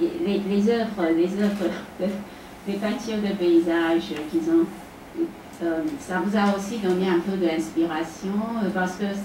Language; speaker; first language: French; non-native, fluent; Chinese